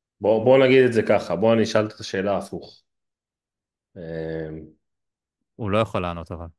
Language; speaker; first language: Hebrew; native; Hebrew